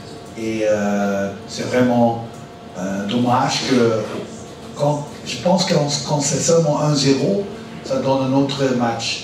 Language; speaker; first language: French; non-native, learner; Dutch